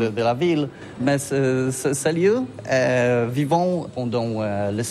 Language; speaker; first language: French; non-native, learner; Polish